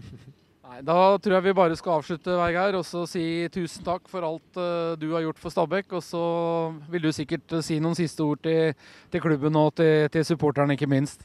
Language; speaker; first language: Norwegian; native; Norwegian